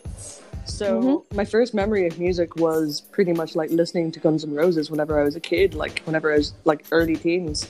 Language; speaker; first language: English; native; English